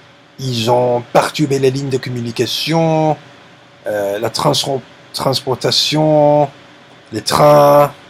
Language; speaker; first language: French; non-native, learner; English